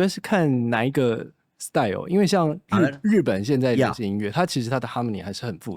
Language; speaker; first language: Chinese; native; Chinese